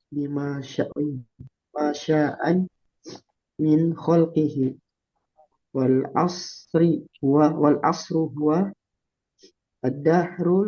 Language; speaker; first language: Arabic; non-native, learner; Indonesian